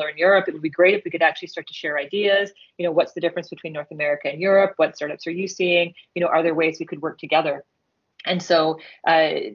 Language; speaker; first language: English; native; English